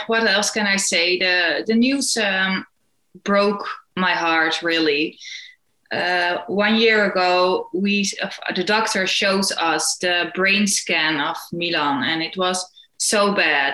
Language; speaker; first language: English; non-native, fluent; Dutch